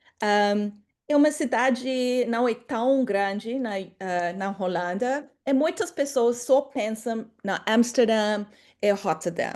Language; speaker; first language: Portuguese; non-native, fluent; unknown